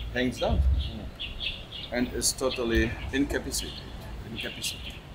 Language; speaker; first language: English; non-native, fluent; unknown